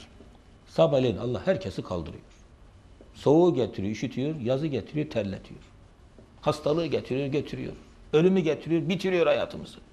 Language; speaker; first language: Turkish; native; Turkish